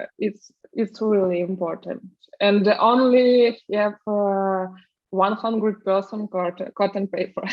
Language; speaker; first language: English; non-native, learner; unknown